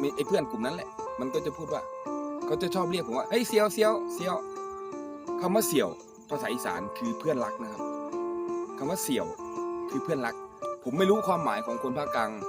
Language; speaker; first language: Thai; non-native, local second language; Northeastern Thai